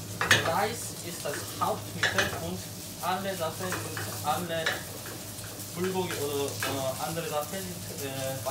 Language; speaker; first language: German; non-native, learner; Korean